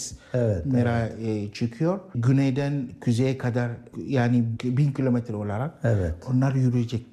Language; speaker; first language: Turkish; non-native, learner; Arabic